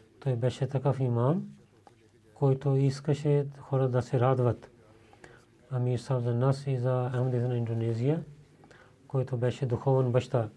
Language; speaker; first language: Bulgarian; non-native, learner; Urdu